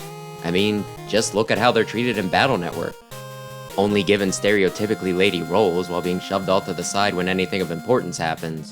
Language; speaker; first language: English; native; English